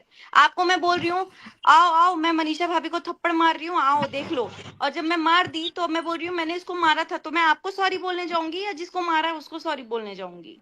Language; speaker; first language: Hindi; native; Hindi